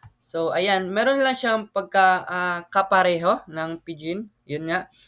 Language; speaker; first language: Filipino; non-native, local second language; Cebuano